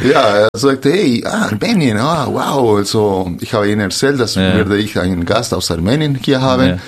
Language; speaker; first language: German; non-native, fluent; Spanish